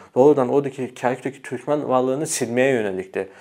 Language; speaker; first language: Turkish; early bilingual, heritage; Arabic